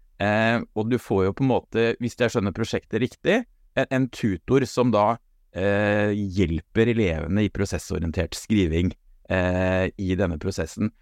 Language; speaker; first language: Norwegian; native; Norwegian